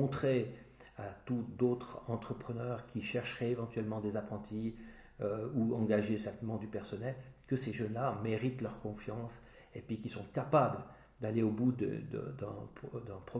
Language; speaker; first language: French; native; French